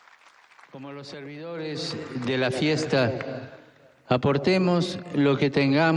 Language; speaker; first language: Spanish; native; Spanish